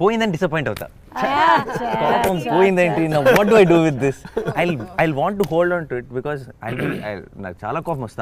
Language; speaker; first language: Telugu; native; Telugu